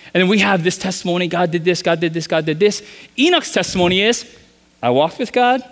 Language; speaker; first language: English; native; English